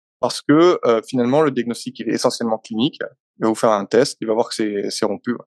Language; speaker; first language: French; native; French